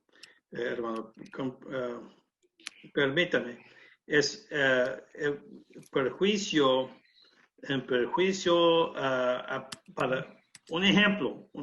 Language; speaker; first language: Spanish; non-native, learner; English